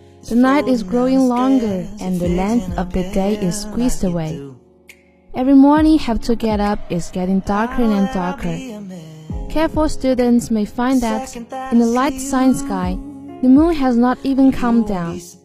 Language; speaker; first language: English; non-native, fluent; Chinese